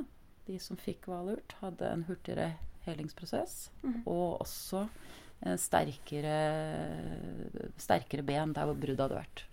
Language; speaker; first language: Norwegian; native; Norwegian